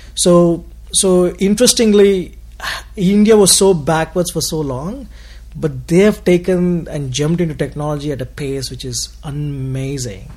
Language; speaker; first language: English; non-native, local second language; Telugu